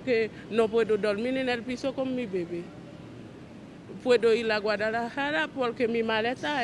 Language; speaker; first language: Spanish; non-native, learner; Haitian Creole